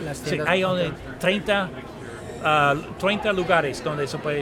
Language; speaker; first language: Spanish; non-native, fluent; English